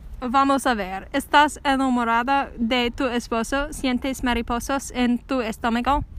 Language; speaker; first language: Spanish; non-native, learner; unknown